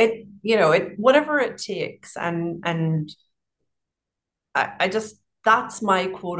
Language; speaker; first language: English; native; English